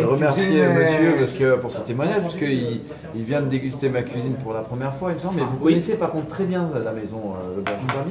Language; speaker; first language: French; native; French